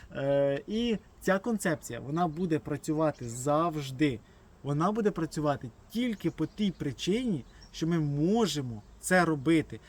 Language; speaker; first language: Ukrainian; native; Ukrainian